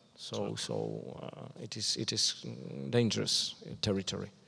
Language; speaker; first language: English; non-native, fluent; Polish